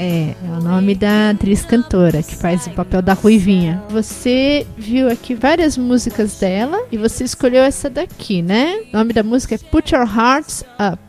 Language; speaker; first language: Portuguese; native; Portuguese